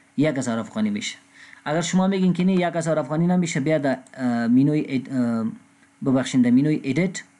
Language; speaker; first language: Persian; non-native, local second language; Pashto